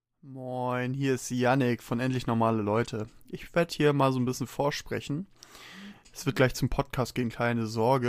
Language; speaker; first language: German; native; German